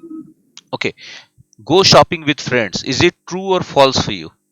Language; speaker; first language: English; non-native, fluent; Hindi